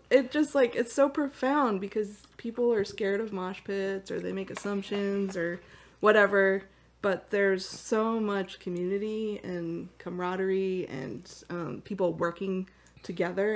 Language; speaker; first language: English; native; English